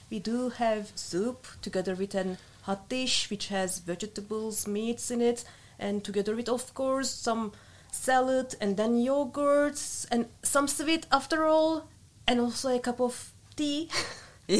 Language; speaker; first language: English; non-native, fluent; Turkish